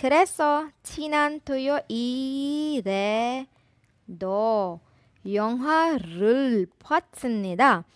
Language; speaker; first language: Korean; non-native, fluent; Urdu